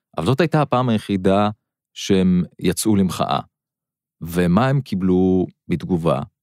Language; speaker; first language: Hebrew; non-native, local second language; Arabic